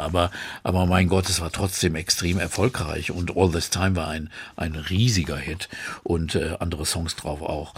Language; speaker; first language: German; native; German